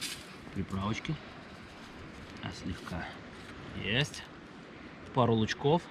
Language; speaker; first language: Russian; native; Russian